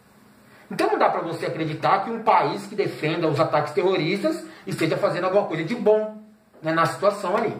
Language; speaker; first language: Portuguese; native; Portuguese